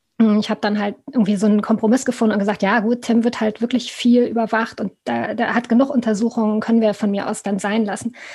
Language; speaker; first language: German; native; German